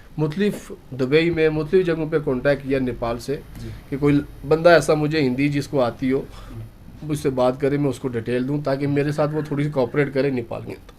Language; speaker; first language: Urdu; native; Urdu